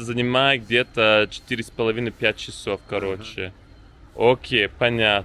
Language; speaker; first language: Russian; non-native, fluent; English